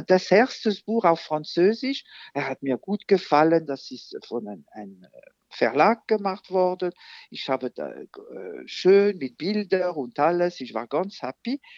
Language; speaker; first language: German; non-native, fluent; French